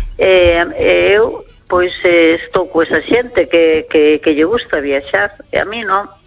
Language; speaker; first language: Galician; native; Galician